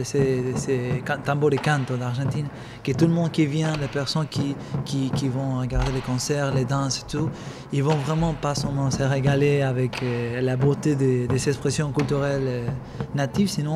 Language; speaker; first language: French; non-native, fluent; Spanish